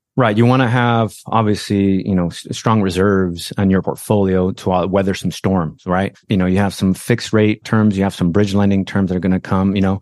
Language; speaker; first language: English; non-native, fluent; Portuguese